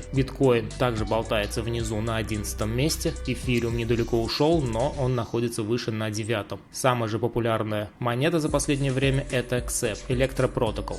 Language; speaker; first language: Russian; native; Russian